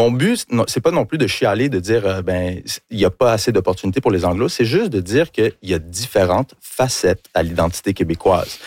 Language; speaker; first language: French; early bilingual, heritage; French